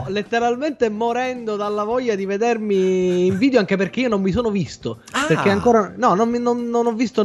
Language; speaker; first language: Italian; native; Italian